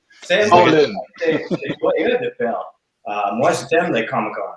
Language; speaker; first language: French; non-native, learner; English